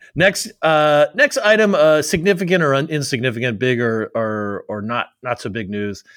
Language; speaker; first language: English; native; English